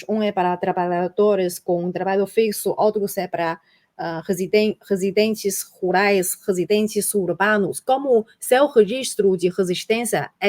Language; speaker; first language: Portuguese; non-native, fluent; Chinese